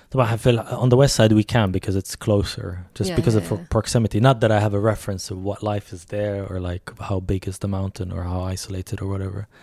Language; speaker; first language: English; early bilingual, other home language; Arabic